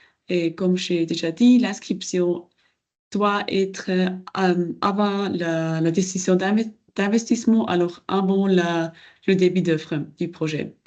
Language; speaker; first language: French; non-native, local second language; German